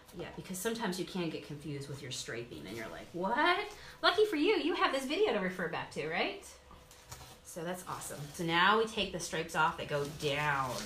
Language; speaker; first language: English; native; English